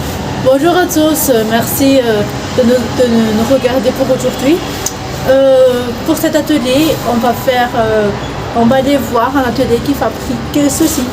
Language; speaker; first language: French; non-native, local second language; Malagasy